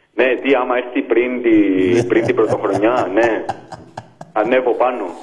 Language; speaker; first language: Greek; native; Greek